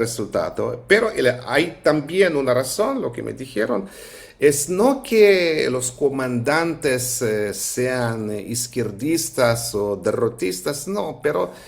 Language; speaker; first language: Spanish; non-native, fluent; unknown